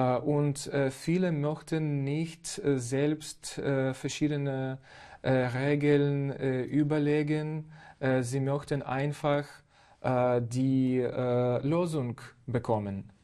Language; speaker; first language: German; non-native, fluent; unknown